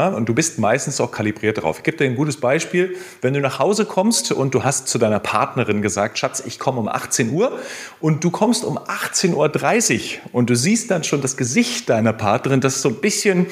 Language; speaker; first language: German; native; German